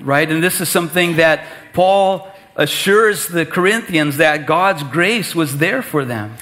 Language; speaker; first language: English; native; English